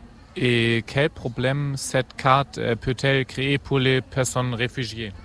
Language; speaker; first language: French; non-native, learner; German